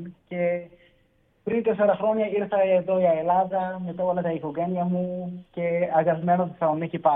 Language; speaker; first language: Greek; early bilingual, heritage; Greek